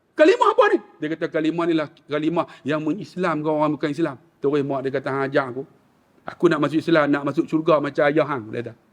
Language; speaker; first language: Malay; native; Malay